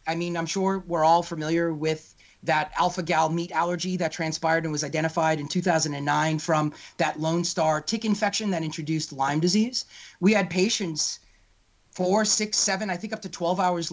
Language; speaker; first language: English; native; English